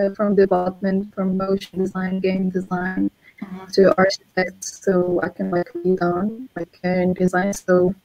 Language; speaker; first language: English; non-native, fluent; Arabic